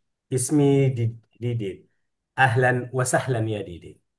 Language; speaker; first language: Arabic; non-native, fluent; Indonesian